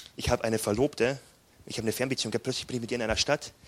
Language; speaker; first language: German; native; German